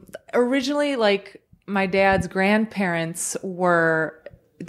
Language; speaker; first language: English; early bilingual, other home language; Croatian